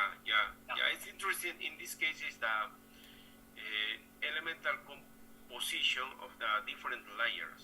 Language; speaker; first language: English; non-native, learner; Spanish